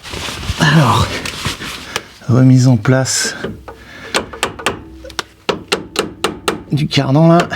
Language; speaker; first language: French; native; French